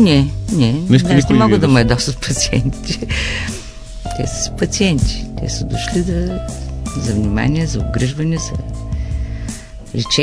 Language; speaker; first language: Bulgarian; native; Bulgarian